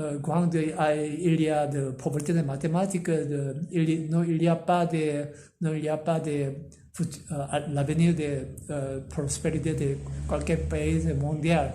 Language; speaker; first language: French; non-native, learner; Korean